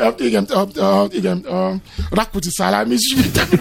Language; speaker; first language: Hungarian; non-native, learner; Yoruba